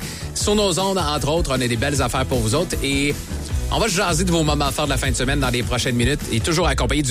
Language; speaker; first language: French; native; French